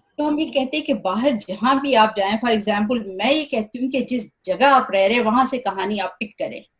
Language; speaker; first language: Urdu; non-native, local second language; Sindhi